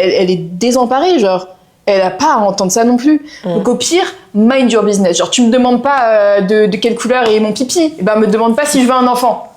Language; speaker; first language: French; native; French